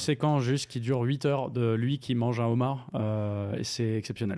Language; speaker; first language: French; native; French